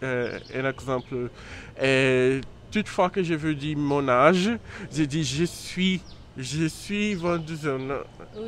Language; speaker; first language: French; non-native, learner; Portuguese